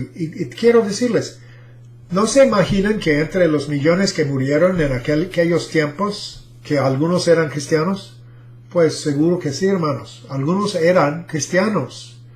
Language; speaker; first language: Spanish; non-native, fluent; English